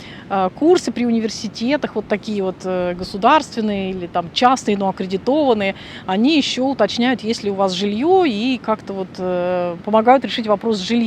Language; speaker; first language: Russian; native; Russian